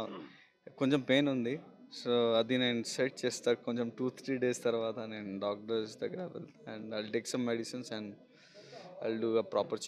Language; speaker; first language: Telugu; non-native, local second language; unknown